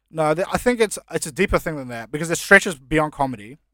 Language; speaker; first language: English; early bilingual, other home language; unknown